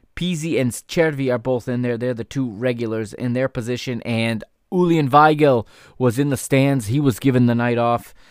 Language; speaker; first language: English; native; English